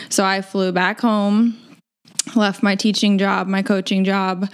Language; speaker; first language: English; native; English